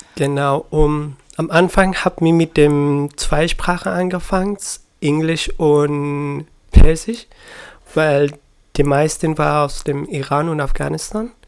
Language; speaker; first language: German; non-native, learner; Persian